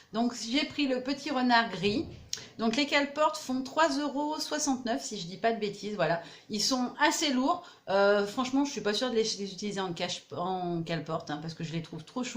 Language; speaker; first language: French; native; French